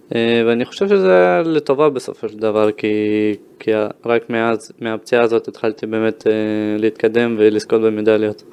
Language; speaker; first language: Hebrew; early bilingual, other home language; Ukrainian